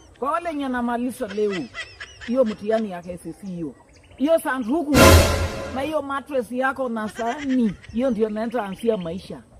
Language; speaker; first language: Swahili; native; Swahili